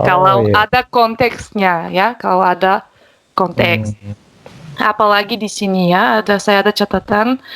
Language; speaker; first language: Indonesian; non-native, fluent; Bulgarian